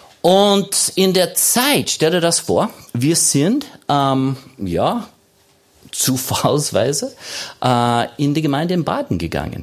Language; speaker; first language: German; non-native, fluent; English